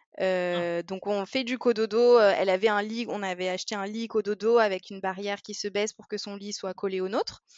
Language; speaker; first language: French; early bilingual, other home language; English